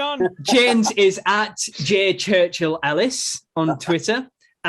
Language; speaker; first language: English; native; English